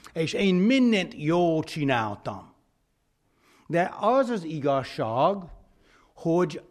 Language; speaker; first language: Hungarian; non-native, fluent; English